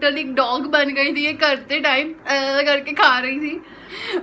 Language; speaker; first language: Hindi; non-native, local second language; Gujarati